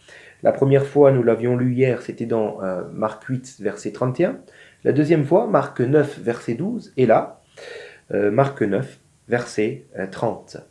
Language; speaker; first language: French; native; French